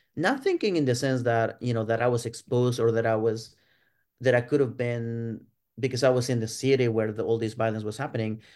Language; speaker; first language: English; non-native, fluent; Spanish